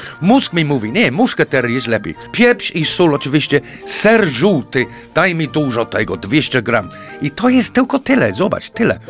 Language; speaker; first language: Polish; non-native, fluent; English